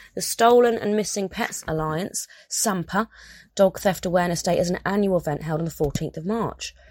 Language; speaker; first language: English; native; English